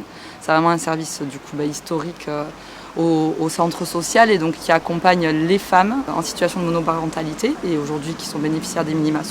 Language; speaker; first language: French; native; French